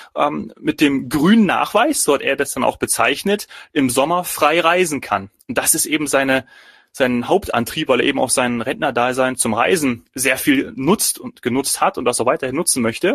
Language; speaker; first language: German; native; German